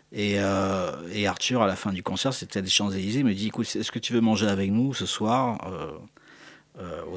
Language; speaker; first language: French; native; French